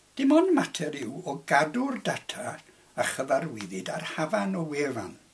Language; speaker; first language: Welsh; non-native, local second language; English